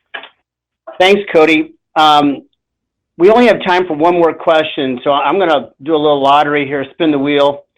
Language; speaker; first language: English; native; English